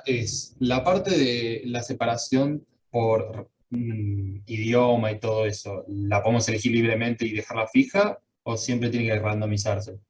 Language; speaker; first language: Spanish; native; Spanish